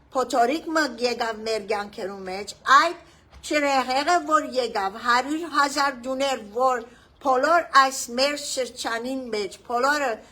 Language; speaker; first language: Armenian; early bilingual, heritage; Armenian